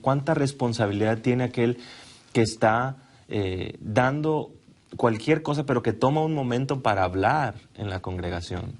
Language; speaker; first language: Spanish; native; Spanish